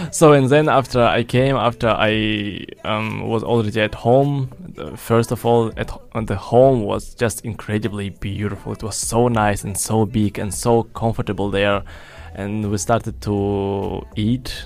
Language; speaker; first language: English; non-native, fluent; Russian